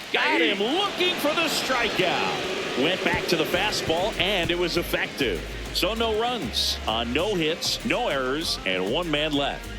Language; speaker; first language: English; native; English